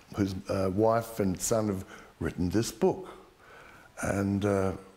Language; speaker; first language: English; native; English